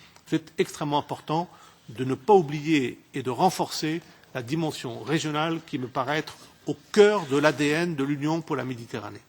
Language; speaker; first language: French; non-native, local second language; Arabic